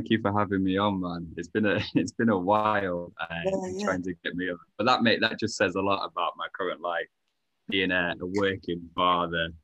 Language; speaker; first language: English; native; English